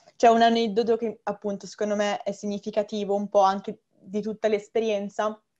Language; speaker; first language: Italian; native; Italian